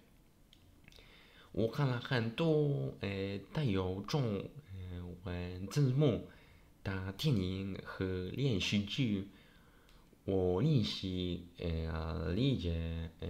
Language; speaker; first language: Chinese; non-native, learner; Polish